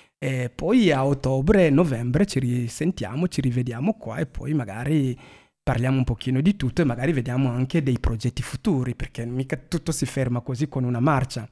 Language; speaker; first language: Italian; non-native, fluent; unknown